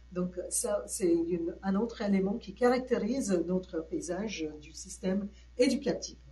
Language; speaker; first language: French; non-native, fluent; Tamil